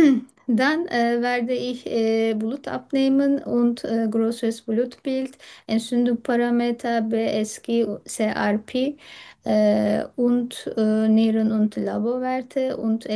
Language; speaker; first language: German; non-native, learner; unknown